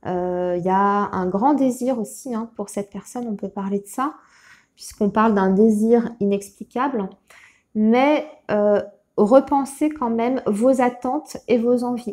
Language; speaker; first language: French; native; French